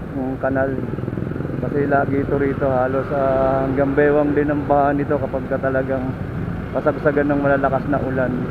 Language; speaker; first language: Filipino; native; Filipino